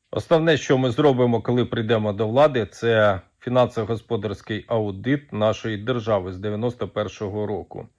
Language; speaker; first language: Ukrainian; native; Ukrainian